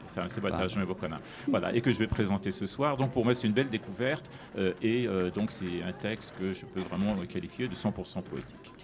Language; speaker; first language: French; non-native, fluent; Arabic